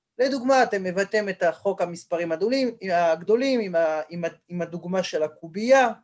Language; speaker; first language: Hebrew; non-native, fluent; French